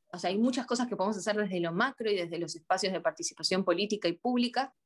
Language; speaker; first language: Spanish; native; Spanish